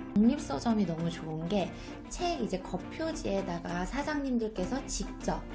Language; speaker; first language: Korean; native; Korean